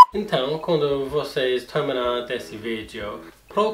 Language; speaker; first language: Portuguese; non-native, fluent; English